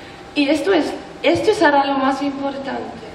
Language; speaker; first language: Spanish; non-native, learner; German